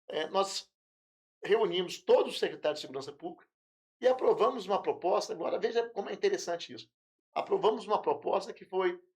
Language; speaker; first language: Portuguese; native; Portuguese